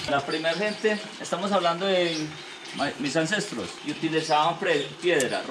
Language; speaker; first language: Spanish; native; Spanish